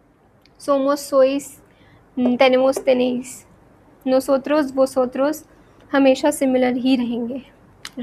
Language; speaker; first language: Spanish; non-native, fluent; Hindi